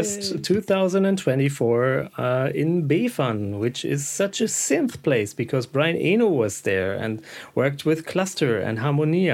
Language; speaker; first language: English; non-native, fluent; German